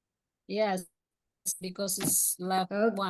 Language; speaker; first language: English; non-native, learner; Indonesian